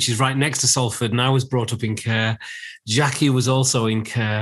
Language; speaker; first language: English; native; English